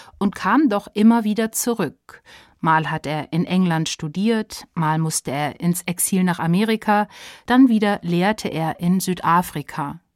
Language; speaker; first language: German; native; German